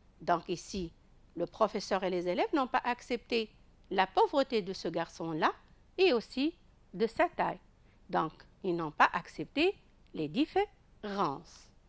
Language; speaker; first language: French; non-native, local second language; Arabic